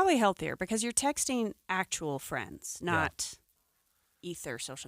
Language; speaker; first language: English; native; English